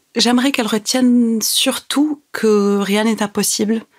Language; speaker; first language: French; non-native, local second language; Arabic